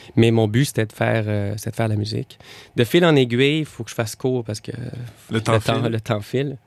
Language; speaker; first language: French; native; French